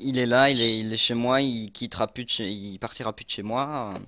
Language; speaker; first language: French; native; French